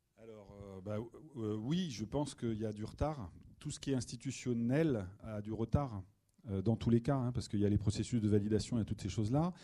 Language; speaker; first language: French; native; French